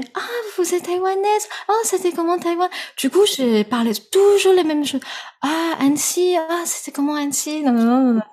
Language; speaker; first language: French; non-native, fluent; Chinese